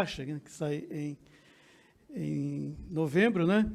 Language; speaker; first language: Portuguese; native; Portuguese